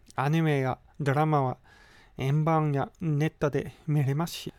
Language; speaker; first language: Japanese; non-native, fluent; English